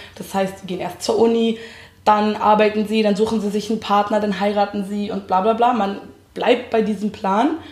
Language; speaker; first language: German; native; German